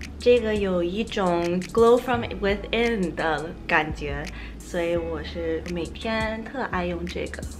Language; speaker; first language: Chinese; early bilingual, heritage; Chinese